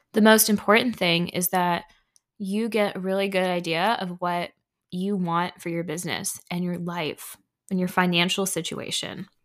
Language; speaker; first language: English; native; English